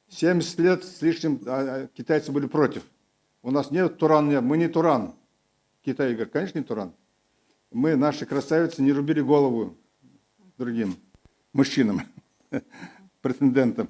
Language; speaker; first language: Russian; non-native, local second language; Kazakh